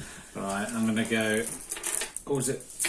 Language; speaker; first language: English; native; English